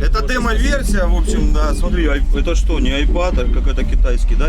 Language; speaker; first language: Russian; native; Russian